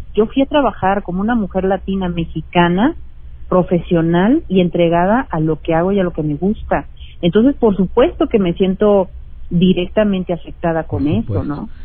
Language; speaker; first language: Spanish; native; Spanish